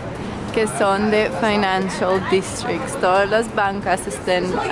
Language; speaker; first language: Spanish; non-native, fluent; Croatian